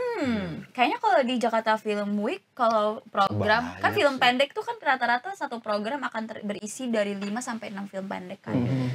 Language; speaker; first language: Indonesian; native; Indonesian